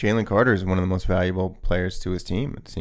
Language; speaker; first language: English; native; English